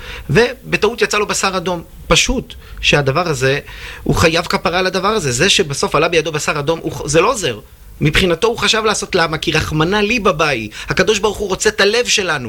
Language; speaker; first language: Hebrew; native; Hebrew